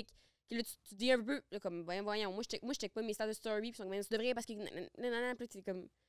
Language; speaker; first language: French; native; French